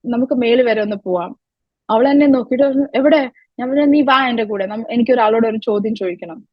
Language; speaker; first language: Malayalam; early bilingual, other home language; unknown